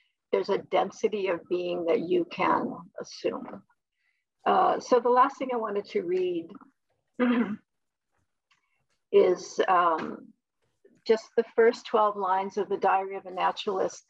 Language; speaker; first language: English; early bilingual, other home language; Polish